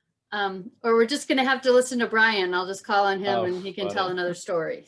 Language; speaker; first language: English; native; English